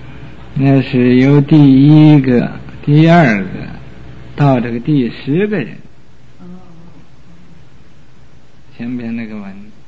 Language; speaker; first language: Chinese; native; Chinese